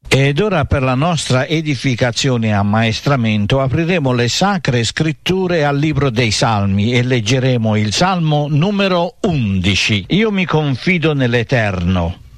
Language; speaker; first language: Italian; native; Italian